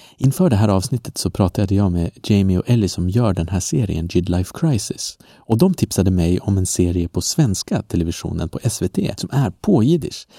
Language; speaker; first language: Swedish; non-native, fluent; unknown